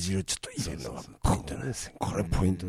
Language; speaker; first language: Japanese; native; Japanese